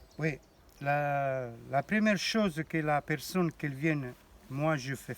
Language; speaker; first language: French; non-native, learner; Italian